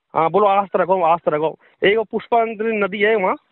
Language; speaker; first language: Hindi; native; Hindi